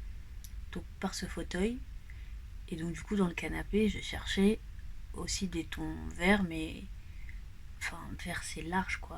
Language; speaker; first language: French; native; French